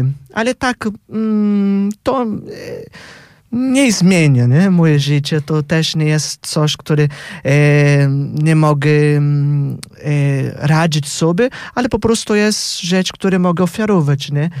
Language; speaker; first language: Polish; non-native, fluent; Portuguese